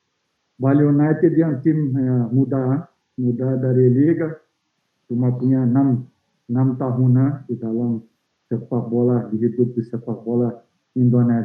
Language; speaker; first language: Indonesian; non-native, fluent; Portuguese